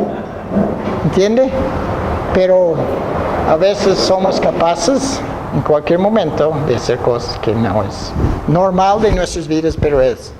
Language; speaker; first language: Spanish; non-native, fluent; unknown